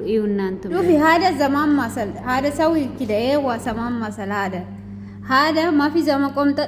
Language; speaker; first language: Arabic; non-native, learner; Amharic